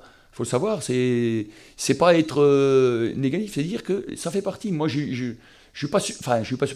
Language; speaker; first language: French; native; French